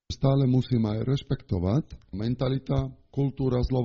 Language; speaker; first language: Slovak; non-native, learner; Italian